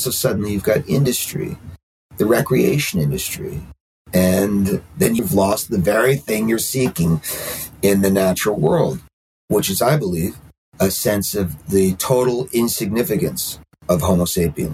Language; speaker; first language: English; native; English